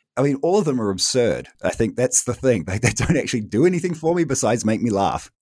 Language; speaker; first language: English; native; English